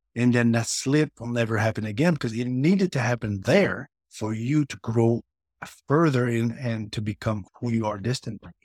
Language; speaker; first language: English; native; English